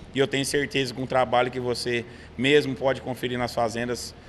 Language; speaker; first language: Portuguese; native; Portuguese